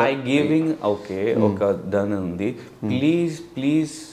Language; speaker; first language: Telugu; non-native, local second language; Hindi